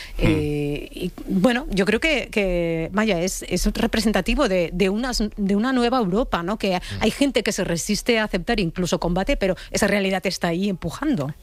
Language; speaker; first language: Spanish; native; Spanish